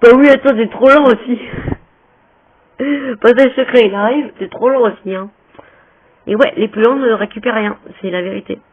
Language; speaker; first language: French; native; French